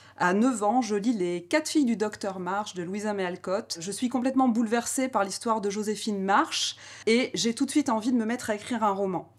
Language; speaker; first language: French; native; French